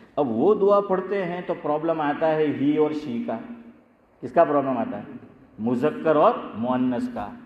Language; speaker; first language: Urdu; non-native, local second language; Gujarati